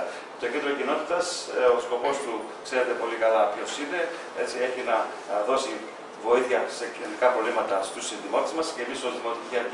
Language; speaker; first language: Greek; native; Greek